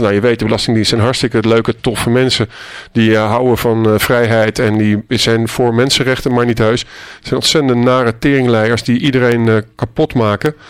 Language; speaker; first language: Dutch; native; Dutch